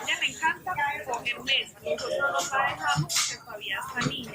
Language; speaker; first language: Spanish; native; Spanish